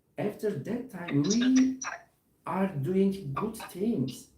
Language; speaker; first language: English; non-native, learner; Turkish